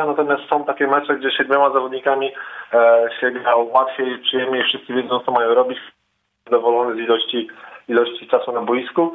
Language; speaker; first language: Polish; native; Polish